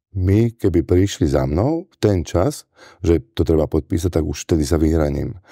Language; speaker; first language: Slovak; native; Slovak